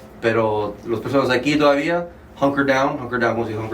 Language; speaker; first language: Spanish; early bilingual, heritage; Spanish